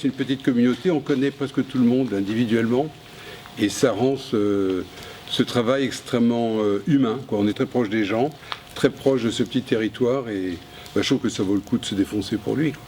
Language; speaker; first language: French; native; French